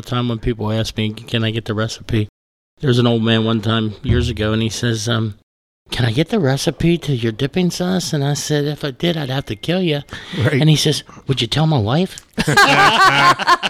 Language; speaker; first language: English; native; English